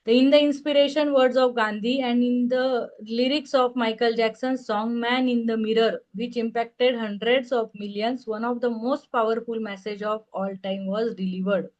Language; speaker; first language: English; non-native, local second language; Marathi